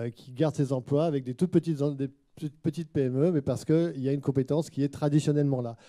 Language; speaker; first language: French; native; French